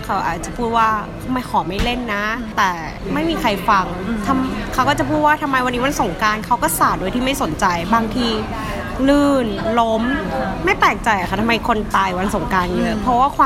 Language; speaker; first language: Thai; native; Thai